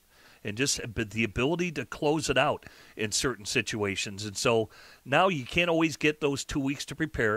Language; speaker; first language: English; native; English